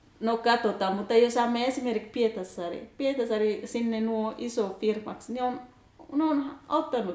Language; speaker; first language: Finnish; non-native, learner; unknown